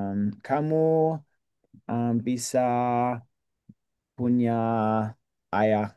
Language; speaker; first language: Indonesian; non-native, learner; English